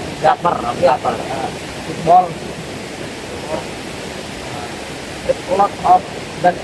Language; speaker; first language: English; non-native, learner; Indonesian